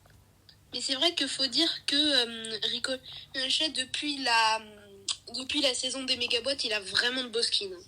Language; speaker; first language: French; native; French